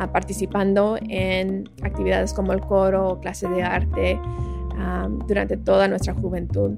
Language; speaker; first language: Spanish; early bilingual, other home language; English